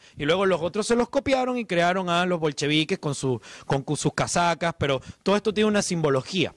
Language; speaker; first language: Spanish; native; Spanish